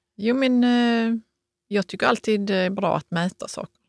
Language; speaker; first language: Swedish; native; Swedish